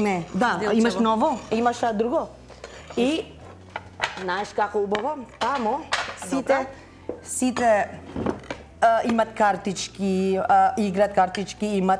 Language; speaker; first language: Macedonian; non-native, learner; Filipino